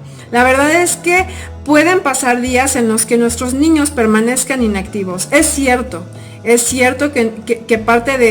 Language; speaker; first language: Spanish; native; Spanish